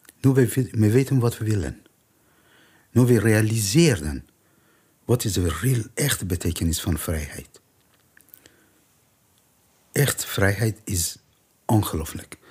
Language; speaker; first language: Dutch; non-native, learner; Persian